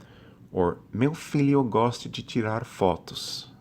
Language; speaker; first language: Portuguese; non-native, fluent; English